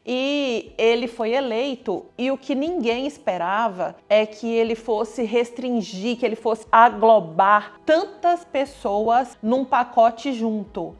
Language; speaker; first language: Portuguese; native; Portuguese